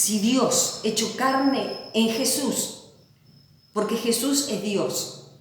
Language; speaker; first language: Spanish; native; Spanish